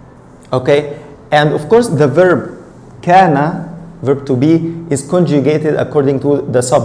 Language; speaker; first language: English; non-native, fluent; Arabic